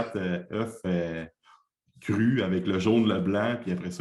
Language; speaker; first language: French; native; French